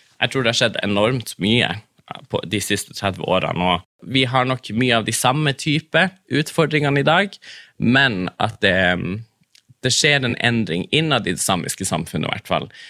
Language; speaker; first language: Norwegian; non-native, local second language; Northern Sami